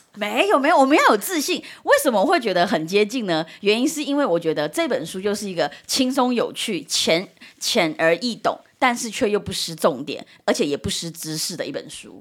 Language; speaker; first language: Chinese; early bilingual, heritage; Chinese